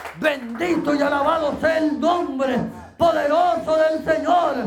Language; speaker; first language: Spanish; native; Spanish